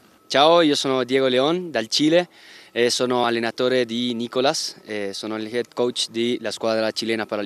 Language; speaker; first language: Italian; non-native, fluent; Spanish